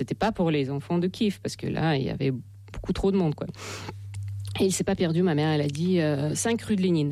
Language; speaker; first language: French; non-native, fluent; Russian